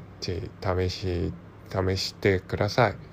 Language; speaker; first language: Japanese; non-native, learner; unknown